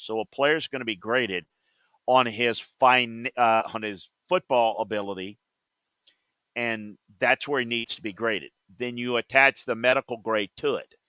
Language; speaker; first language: English; native; English